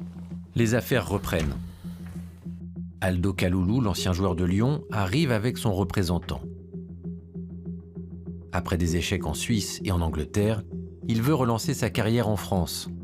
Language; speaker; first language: French; native; French